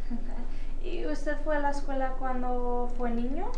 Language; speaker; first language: Spanish; early bilingual, heritage; Spanish